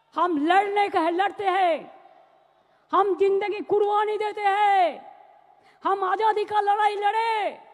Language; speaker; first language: Hindi; non-native, local second language; Bangla